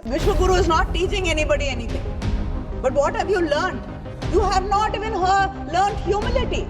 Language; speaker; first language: English; non-native, local second language; Tamil